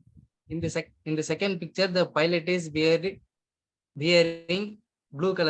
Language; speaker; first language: English; non-native, learner; Tamil